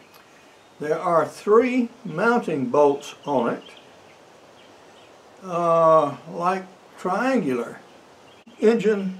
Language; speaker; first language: English; native; English